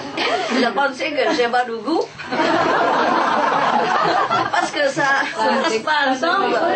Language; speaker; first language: French; non-native, learner; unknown